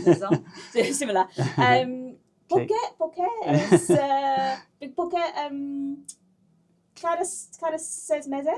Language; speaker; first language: Spanish; non-native, learner; English